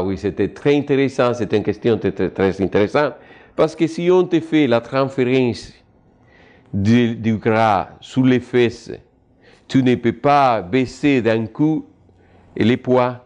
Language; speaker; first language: French; non-native, fluent; Spanish